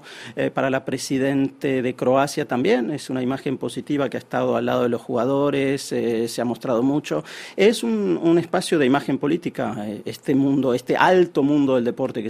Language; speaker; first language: Spanish; native; Spanish